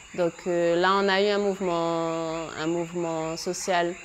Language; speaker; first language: French; native; French